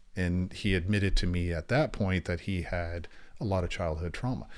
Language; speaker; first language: English; native; English